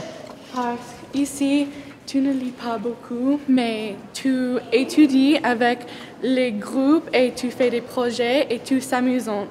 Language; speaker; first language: French; non-native, learner; English